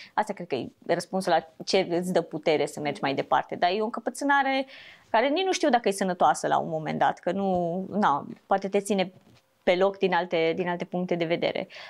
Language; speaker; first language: Romanian; native; Romanian